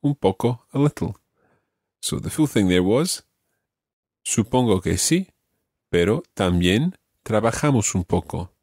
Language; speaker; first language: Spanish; non-native, fluent; English